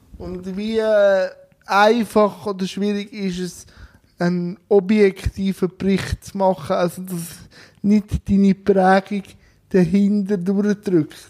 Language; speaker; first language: German; native; German